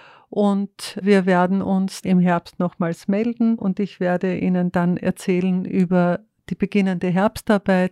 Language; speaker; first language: German; native; German